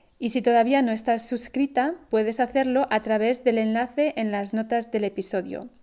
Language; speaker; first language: Spanish; native; Spanish